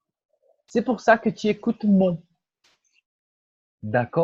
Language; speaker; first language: French; non-native, fluent; Portuguese